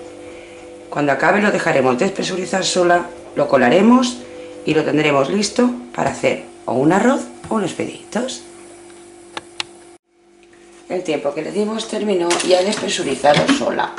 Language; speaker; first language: Spanish; native; Spanish